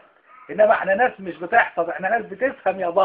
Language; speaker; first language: Arabic; native; Arabic